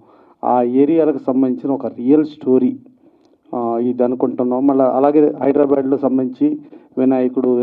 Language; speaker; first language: Telugu; native; Telugu